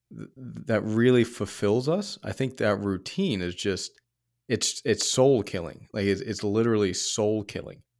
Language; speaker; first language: English; native; English